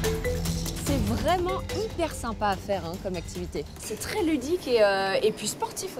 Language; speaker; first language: French; native; French